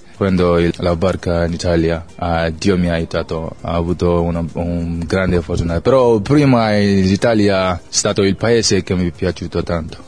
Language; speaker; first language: Italian; non-native, learner; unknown